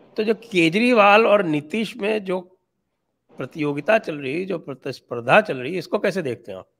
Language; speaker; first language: Hindi; native; Hindi